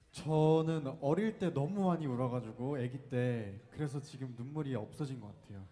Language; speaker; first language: Korean; non-native, learner; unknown